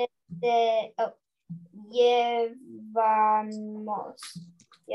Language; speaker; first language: Spanish; non-native, learner; English